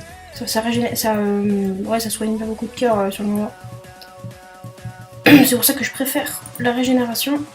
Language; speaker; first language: French; native; French